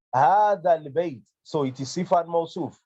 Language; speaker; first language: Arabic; non-native, fluent; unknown